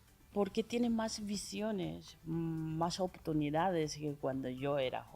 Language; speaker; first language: Spanish; non-native, learner; Chinese